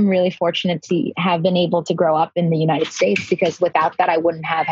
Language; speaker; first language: English; native; English